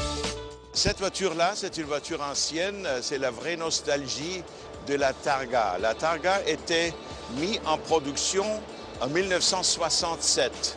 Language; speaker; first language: French; non-native, fluent; German